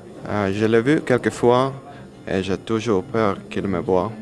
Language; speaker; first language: French; non-native, learner; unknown